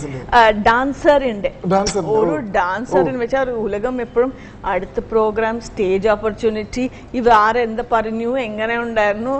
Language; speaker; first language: Malayalam; non-native, learner; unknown